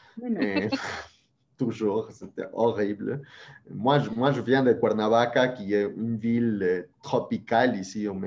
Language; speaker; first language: French; non-native, fluent; Spanish